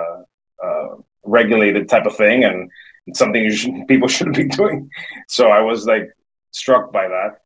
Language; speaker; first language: English; native; English